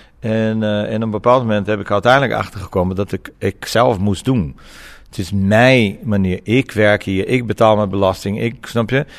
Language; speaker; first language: Dutch; non-native, fluent; Portuguese